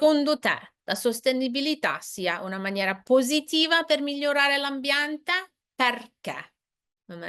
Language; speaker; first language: Italian; non-native, fluent; English